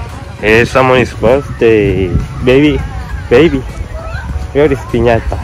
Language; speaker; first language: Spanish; non-native, learner; Korean